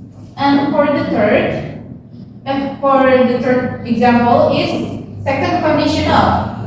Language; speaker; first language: English; non-native, fluent; Indonesian